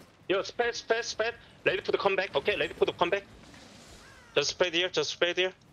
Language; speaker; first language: English; non-native, learner; Korean